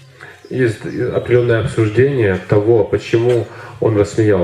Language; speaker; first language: Russian; native; Russian